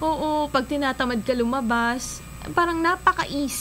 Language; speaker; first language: Filipino; native; Filipino